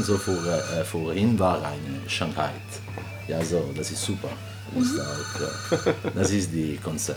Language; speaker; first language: German; non-native, learner; Italian